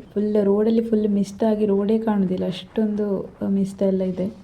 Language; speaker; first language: Kannada; non-native, local second language; Tulu